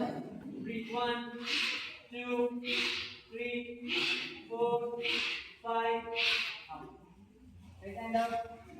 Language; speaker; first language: English; non-native, local second language; Kannada